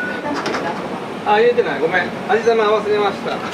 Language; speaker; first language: Japanese; native; Japanese